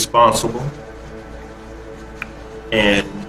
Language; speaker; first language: English; native; English